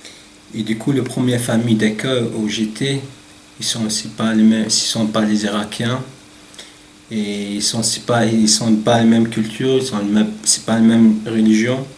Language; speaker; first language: French; non-native, learner; Arabic